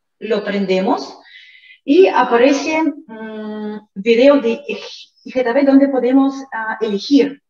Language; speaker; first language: Spanish; non-native, fluent; Russian